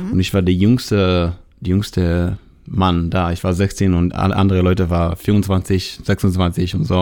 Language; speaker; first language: German; non-native, learner; Hebrew